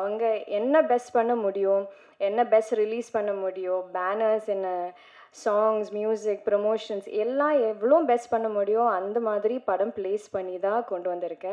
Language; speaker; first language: Tamil; non-native, learner; Malayalam